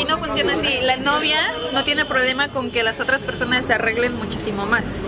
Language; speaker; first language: Spanish; native; Spanish